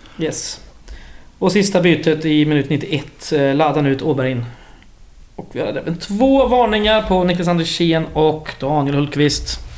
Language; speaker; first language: Swedish; native; Swedish